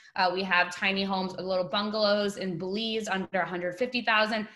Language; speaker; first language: English; native; English